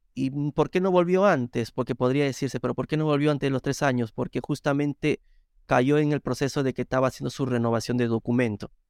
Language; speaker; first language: Spanish; native; Spanish